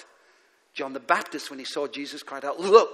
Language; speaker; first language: English; native; English